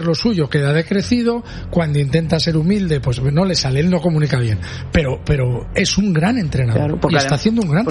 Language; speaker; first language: Spanish; native; Spanish